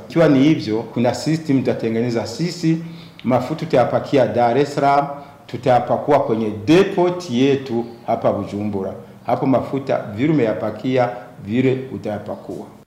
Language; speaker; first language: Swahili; non-native, local second language; Rundi